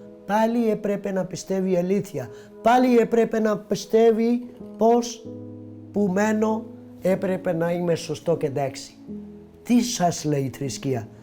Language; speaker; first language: Greek; non-native, learner; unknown